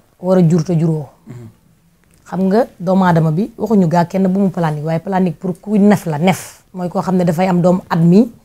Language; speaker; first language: Wolof; native; Wolof